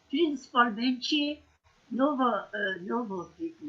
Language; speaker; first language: Portuguese; non-native, fluent; Persian